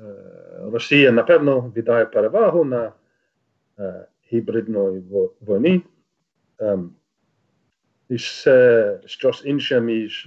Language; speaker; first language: Ukrainian; non-native, learner; English